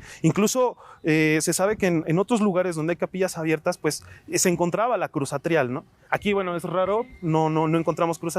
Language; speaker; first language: Spanish; native; Spanish